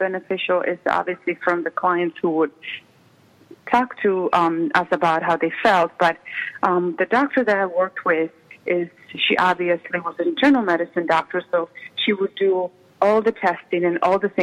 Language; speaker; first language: English; non-native, fluent; Czech